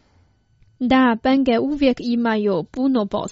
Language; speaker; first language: Croatian; non-native, fluent; Chinese